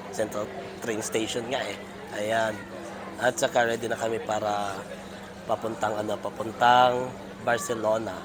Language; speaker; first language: Filipino; non-native, local second language; Cebuano